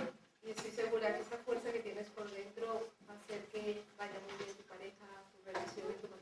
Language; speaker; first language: Spanish; native; Spanish